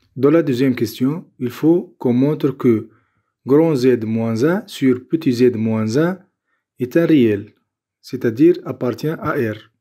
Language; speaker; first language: French; non-native, local second language; Arabic